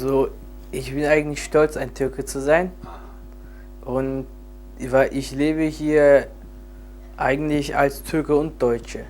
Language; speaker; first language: German; early bilingual, other home language; Turkish